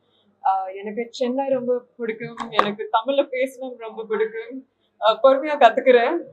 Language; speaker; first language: Tamil; non-native, learner; Telugu